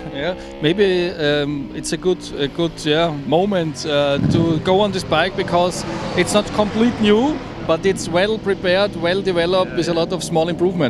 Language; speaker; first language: English; non-native, fluent; German